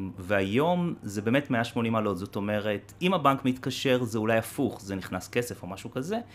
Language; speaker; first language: Hebrew; native; Hebrew